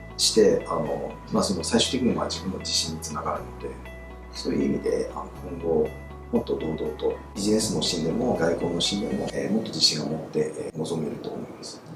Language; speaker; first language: Japanese; non-native, fluent; Chinese